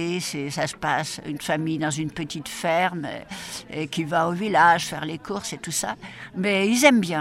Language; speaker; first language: French; native; French